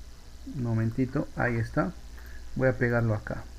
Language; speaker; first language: Spanish; native; Spanish